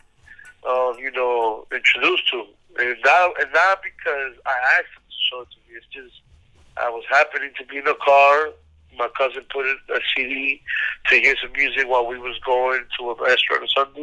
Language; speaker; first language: English; early bilingual, other home language; Spanish